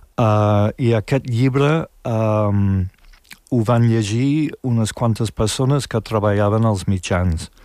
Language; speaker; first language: Catalan; non-native, fluent; English